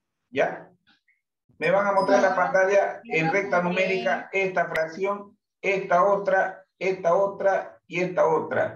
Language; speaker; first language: Spanish; native; Spanish